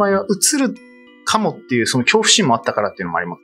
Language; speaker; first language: Japanese; native; Japanese